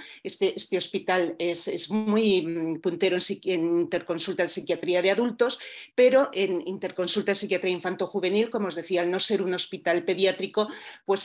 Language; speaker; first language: Spanish; native; Spanish